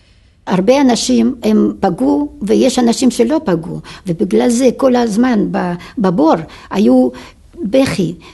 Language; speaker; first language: Hebrew; non-native, fluent; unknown